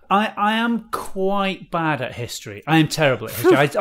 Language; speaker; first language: English; native; English